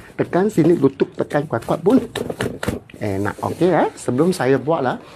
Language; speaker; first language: Malay; non-native, local second language; Cantonese